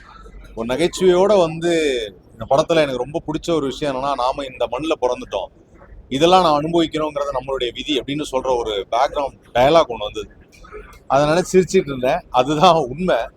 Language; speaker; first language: Tamil; native; Tamil